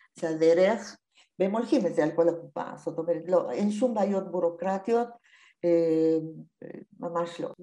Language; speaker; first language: Hebrew; non-native, fluent; Spanish